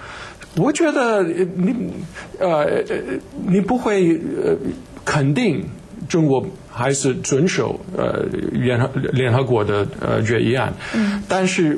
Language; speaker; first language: Chinese; non-native, fluent; English